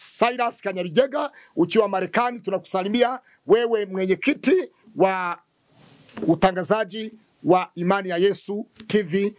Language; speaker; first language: Swahili; non-native, local second language; Kinyarwanda